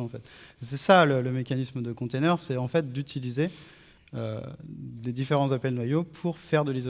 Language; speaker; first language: French; native; French